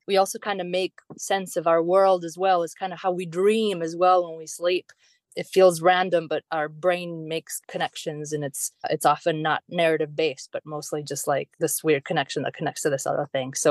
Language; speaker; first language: English; non-native, fluent; Romanian